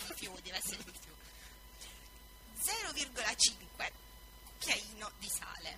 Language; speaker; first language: Italian; native; Italian